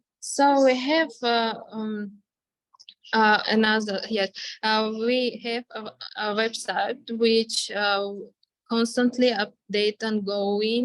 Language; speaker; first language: English; non-native, fluent; Armenian